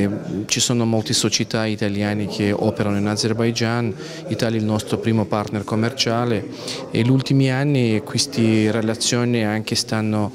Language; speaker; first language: Italian; non-native, fluent; Azerbaijani